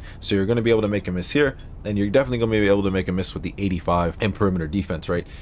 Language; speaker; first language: English; native; English